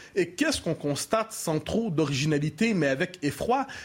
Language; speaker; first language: French; native; French